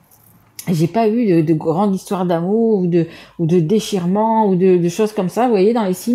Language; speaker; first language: French; native; French